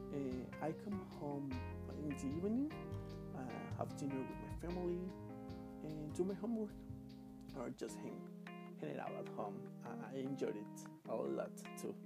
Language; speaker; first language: English; non-native, learner; Spanish